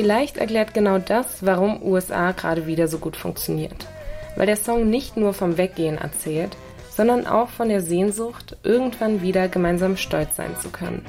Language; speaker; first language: German; native; German